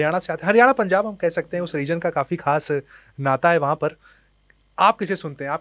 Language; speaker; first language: Hindi; native; Hindi